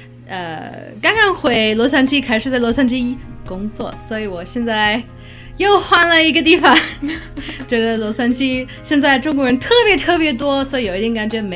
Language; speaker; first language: Chinese; non-native, fluent; English